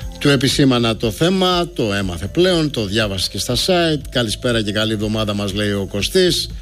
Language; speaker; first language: Greek; native; Greek